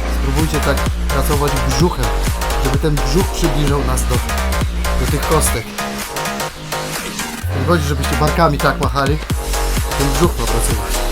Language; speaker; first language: Polish; native; Polish